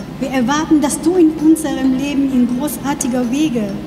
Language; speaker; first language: German; non-native, learner; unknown